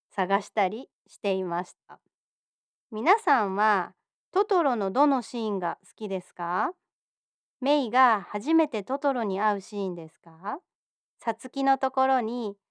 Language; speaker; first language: Japanese; native; Japanese